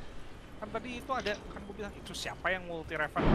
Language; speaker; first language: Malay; non-native, local second language; Sundanese